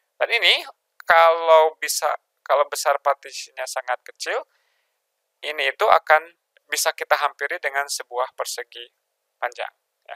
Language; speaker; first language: Indonesian; native; Indonesian